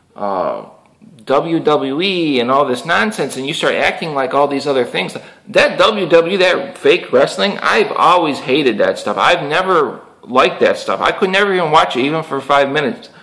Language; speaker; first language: English; native; English